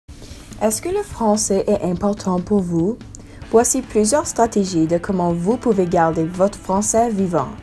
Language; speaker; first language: French; non-native, local second language; English